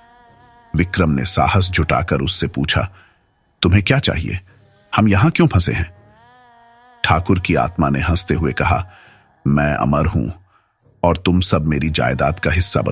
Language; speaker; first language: Hindi; native; Hindi